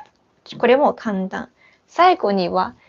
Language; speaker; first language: Japanese; non-native, fluent; Chinese